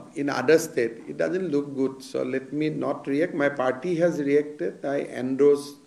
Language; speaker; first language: English; non-native, local second language; Assamese